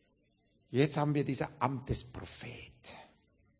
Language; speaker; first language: German; non-native, fluent; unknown